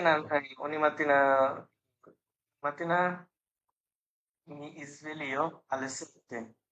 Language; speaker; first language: Italian; non-native, learner; Bangla